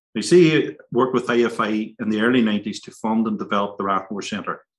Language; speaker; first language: English; native; English